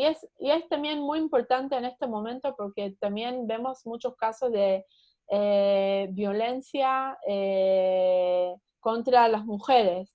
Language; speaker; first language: Spanish; early bilingual, heritage; Spanish